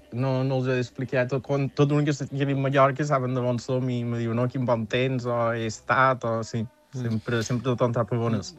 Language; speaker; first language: Catalan; native; Catalan